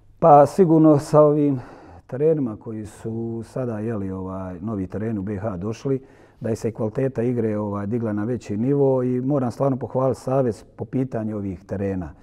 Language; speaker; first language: Croatian; native; Croatian